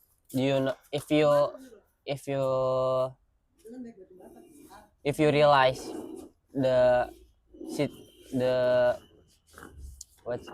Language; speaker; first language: English; non-native, learner; Indonesian